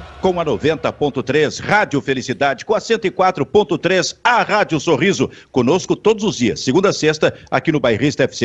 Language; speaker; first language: Portuguese; native; Portuguese